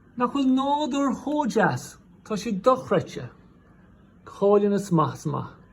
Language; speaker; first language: Irish; native; Irish